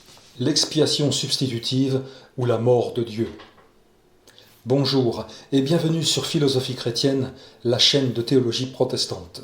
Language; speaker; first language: French; native; French